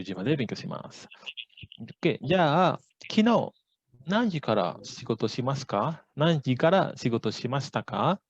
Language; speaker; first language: Japanese; non-native, fluent; Indonesian